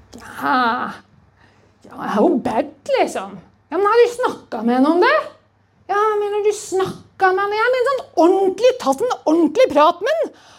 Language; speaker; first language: Norwegian; native; Norwegian